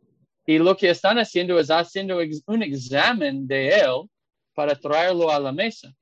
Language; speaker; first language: Spanish; non-native, fluent; English